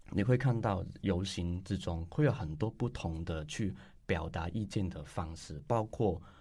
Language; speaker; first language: Chinese; non-native, local second language; Cantonese